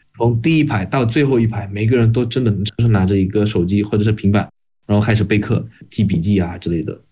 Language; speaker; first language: Chinese; non-native, fluent; Indonesian